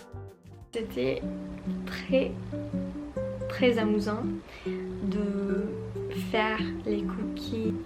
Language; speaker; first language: French; non-native, fluent; English